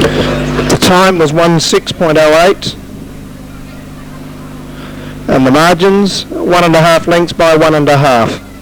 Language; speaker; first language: English; native; English